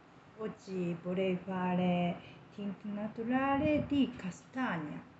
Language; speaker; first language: Italian; non-native, learner; Japanese